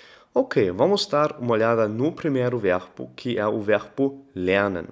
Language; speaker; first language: Portuguese; non-native, fluent; German